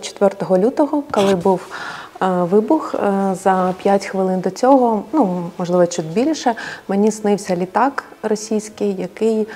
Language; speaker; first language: Ukrainian; non-native, local second language; Russian